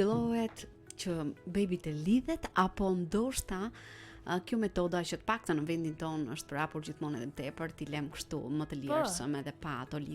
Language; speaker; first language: Albanian; native; Albanian